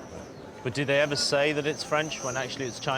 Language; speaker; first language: English; native; English